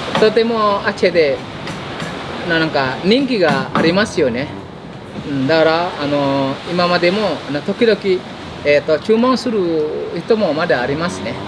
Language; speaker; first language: Japanese; non-native, fluent; Indonesian